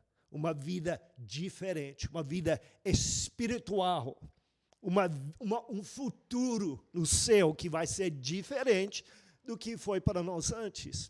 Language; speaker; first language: Portuguese; non-native, fluent; English